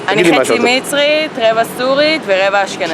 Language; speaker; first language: Hebrew; native; Hebrew